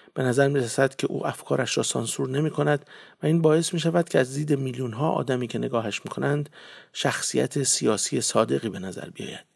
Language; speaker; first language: Persian; native; Persian